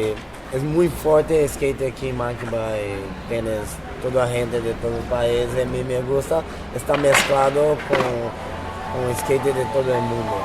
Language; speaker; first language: Spanish; non-native, fluent; Portuguese